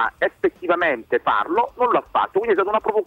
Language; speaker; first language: Italian; native; Italian